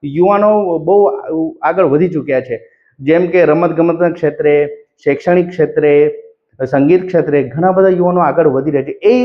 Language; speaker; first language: Gujarati; non-native, local second language; Vasavi